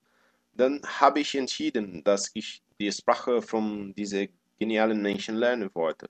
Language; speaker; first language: German; non-native, learner; Portuguese